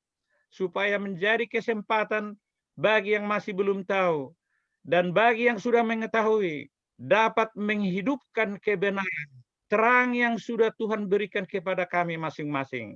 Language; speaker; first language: Indonesian; native; Indonesian